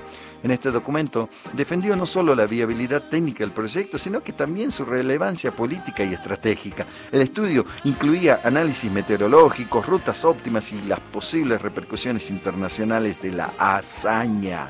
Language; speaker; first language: Spanish; native; Spanish